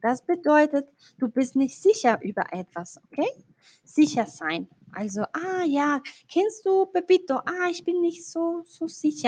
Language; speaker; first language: German; non-native, fluent; Spanish